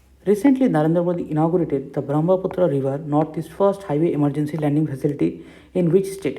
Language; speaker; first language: English; non-native, local second language; Bangla